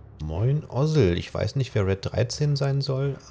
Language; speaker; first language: German; native; German